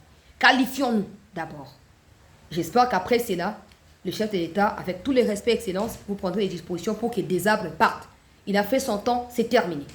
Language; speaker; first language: French; non-native, local second language; Lingala